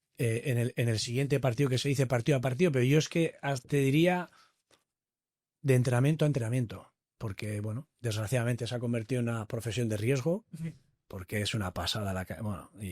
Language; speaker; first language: Spanish; native; Spanish